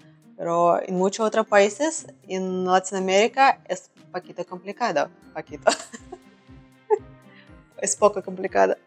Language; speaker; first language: Spanish; non-native, learner; Russian